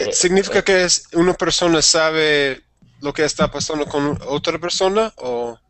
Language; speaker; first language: Spanish; non-native, learner; English